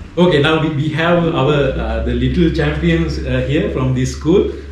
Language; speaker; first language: English; non-native, local second language; Sinhala